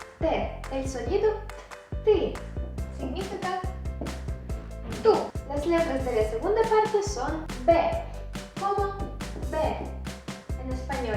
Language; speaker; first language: Spanish; non-native, fluent; Russian